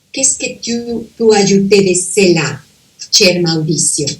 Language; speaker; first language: French; non-native, fluent; Spanish